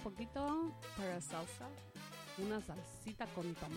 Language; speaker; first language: Spanish; native; Spanish